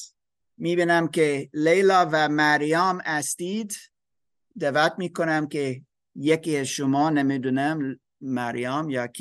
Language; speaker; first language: Persian; non-native, fluent; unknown